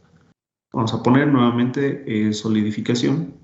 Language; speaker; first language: Spanish; native; Spanish